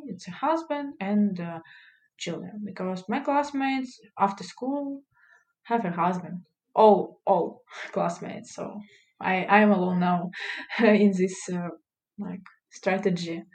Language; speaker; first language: English; non-native, learner; Russian